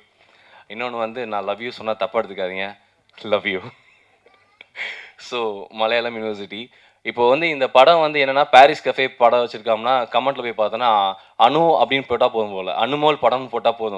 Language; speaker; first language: Tamil; native; Tamil